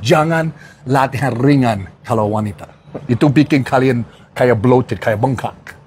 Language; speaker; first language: Indonesian; non-native, fluent; English